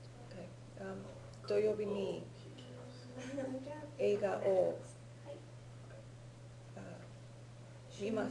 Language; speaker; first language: Japanese; non-native, learner; English